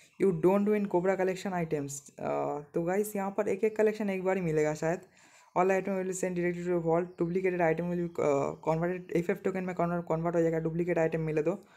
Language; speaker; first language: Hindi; non-native, local second language; Bangla